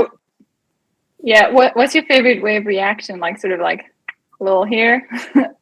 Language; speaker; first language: English; native; English